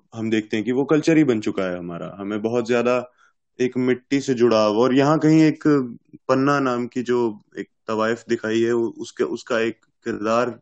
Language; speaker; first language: Hindi; native; Hindi